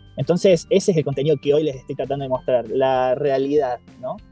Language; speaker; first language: Spanish; native; Spanish